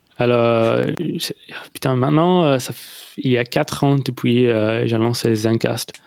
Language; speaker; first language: French; non-native, learner; English